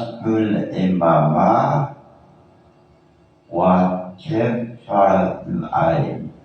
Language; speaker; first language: Arabic; non-native, fluent; Javanese